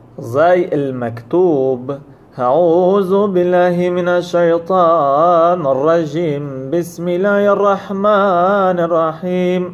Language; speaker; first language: Arabic; non-native, local second language; Hebrew